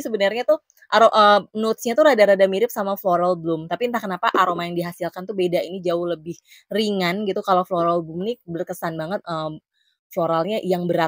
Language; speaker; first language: Indonesian; native; Indonesian